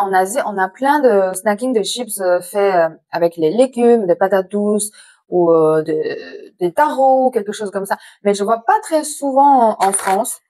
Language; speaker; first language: French; non-native, fluent; Chinese